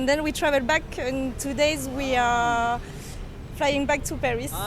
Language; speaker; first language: English; early bilingual, heritage; French